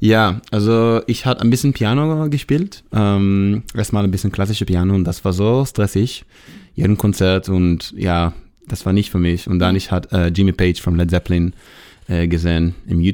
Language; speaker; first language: German; non-native, learner; Hebrew